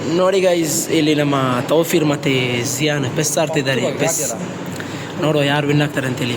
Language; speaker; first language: Kannada; native; Kannada